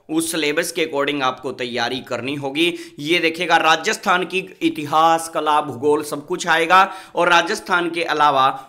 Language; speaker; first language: Hindi; native; Hindi